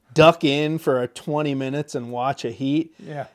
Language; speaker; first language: English; native; English